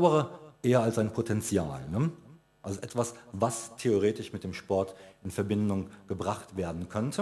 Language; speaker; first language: German; native; German